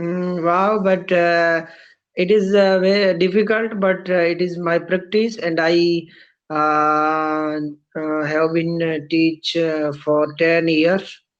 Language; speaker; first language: English; non-native, learner; Rajasthani